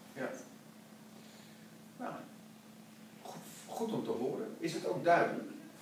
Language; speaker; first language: Dutch; native; Dutch